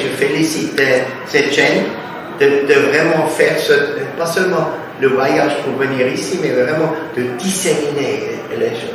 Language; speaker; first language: French; non-native, fluent; German